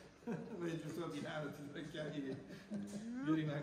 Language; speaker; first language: Italian; non-native, learner; English